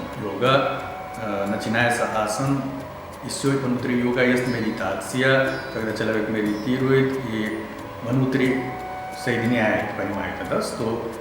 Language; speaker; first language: Russian; non-native, learner; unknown